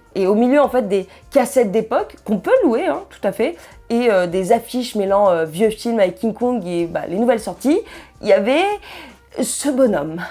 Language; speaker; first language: French; native; French